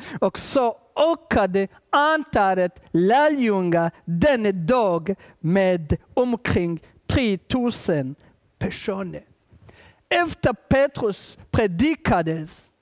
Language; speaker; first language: Swedish; non-native, fluent; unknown